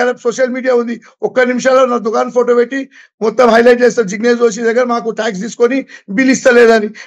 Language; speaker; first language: Telugu; non-native, local second language; Gujarati